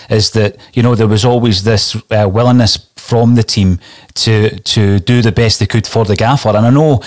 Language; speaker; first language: English; native; English